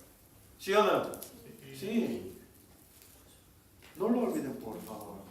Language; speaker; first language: Spanish; non-native, learner; Korean